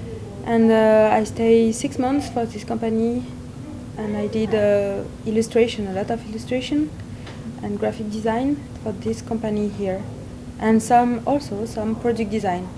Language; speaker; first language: English; non-native, learner; French